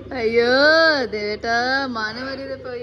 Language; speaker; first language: Malayalam; non-native, learner; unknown